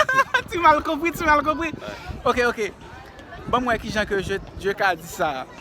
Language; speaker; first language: French; non-native, learner; Haitian Creole